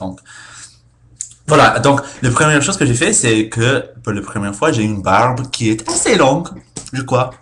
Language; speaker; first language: French; non-native, fluent; English